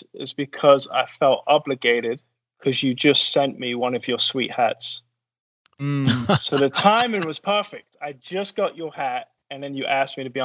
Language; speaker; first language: English; native; English